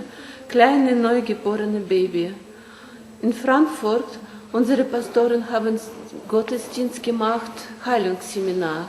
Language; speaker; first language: German; non-native, learner; Korean